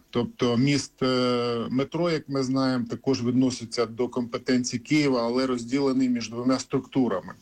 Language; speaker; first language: Ukrainian; native; Ukrainian